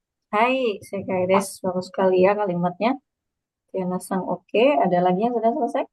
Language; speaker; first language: Indonesian; native; Indonesian